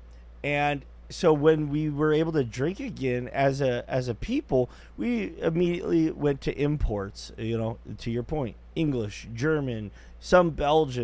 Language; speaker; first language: English; native; English